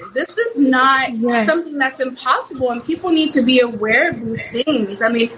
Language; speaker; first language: English; native; English